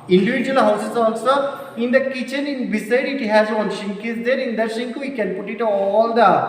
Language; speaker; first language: English; non-native, local second language; Telugu